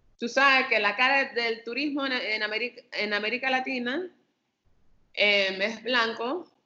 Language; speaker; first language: Spanish; early bilingual, heritage; Spanish